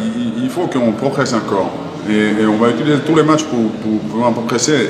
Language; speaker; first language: French; non-native, fluent; Finnish